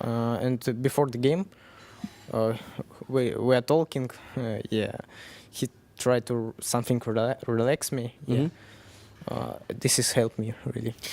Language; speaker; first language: English; non-native, learner; Russian